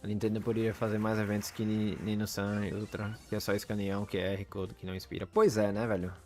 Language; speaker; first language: Portuguese; early bilingual, other home language; English